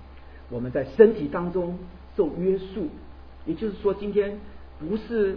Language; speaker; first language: Chinese; native; Chinese